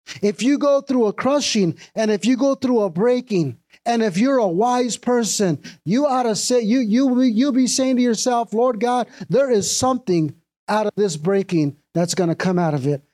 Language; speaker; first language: English; native; English